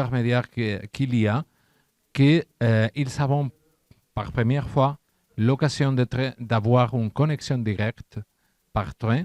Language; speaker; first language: French; non-native, learner; Catalan